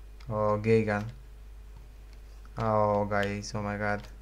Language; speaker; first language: English; non-native, learner; Romanian